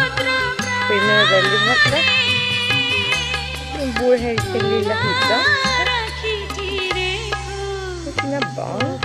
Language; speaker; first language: Swedish; non-native, fluent; Spanish